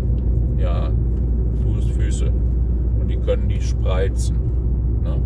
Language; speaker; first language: German; native; German